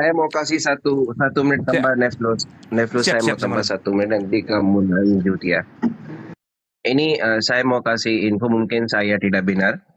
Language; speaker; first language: Indonesian; non-native, learner; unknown